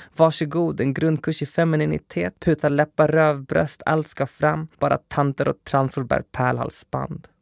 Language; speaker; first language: Swedish; early bilingual, other home language; Spanish